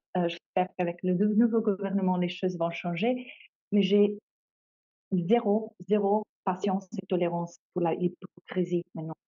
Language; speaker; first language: French; non-native, fluent; Italian